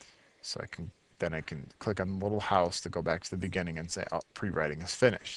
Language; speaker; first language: English; native; English